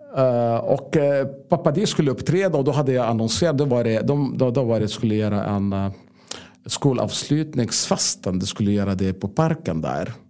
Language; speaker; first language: Swedish; non-native, fluent; Arabic